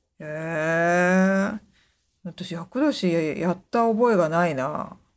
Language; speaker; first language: Japanese; native; Japanese